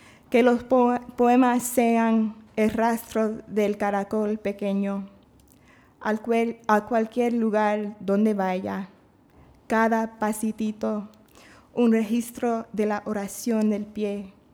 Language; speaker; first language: Spanish; non-native, learner; English